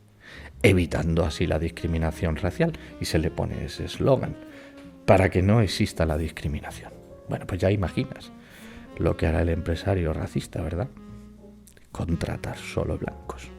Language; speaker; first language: Spanish; native; Spanish